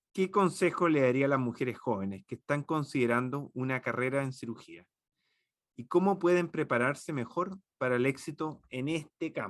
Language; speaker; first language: Spanish; native; Spanish